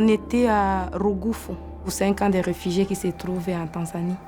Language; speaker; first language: French; non-native, local second language; Swahili